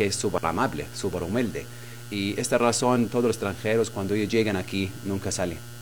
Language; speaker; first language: Spanish; non-native, learner; Arabic